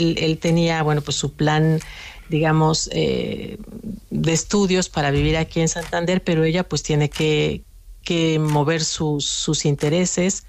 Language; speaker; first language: Spanish; native; Spanish